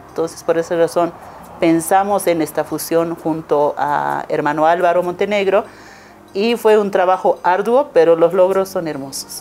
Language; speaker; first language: Spanish; non-native, local second language; Aymara